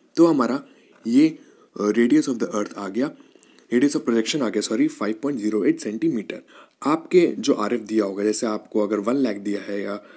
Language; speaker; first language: Hindi; native; Hindi